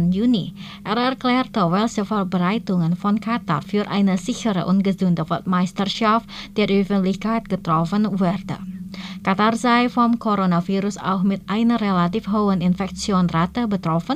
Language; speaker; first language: German; non-native, local second language; Indonesian